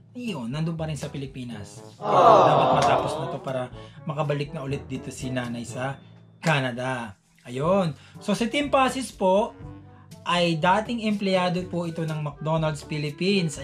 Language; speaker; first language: Filipino; native; Filipino